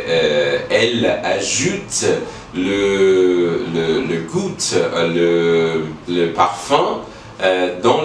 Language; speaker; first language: French; non-native, learner; English